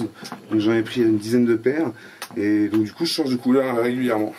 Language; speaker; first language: French; native; French